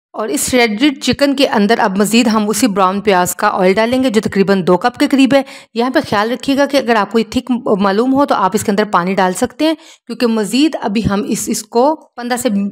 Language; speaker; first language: Urdu; native; Urdu